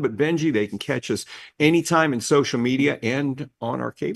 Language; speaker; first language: English; native; English